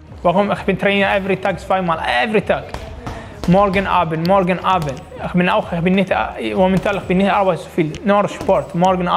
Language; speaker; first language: German; non-native, local second language; Arabic